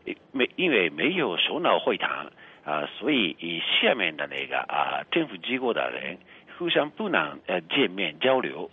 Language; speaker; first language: Chinese; non-native, fluent; Japanese